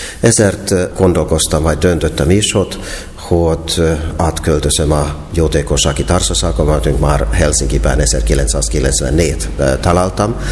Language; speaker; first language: Hungarian; non-native, fluent; Finnish